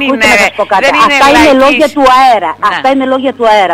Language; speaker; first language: Greek; native; Greek